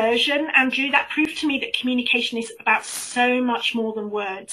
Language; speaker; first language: English; native; English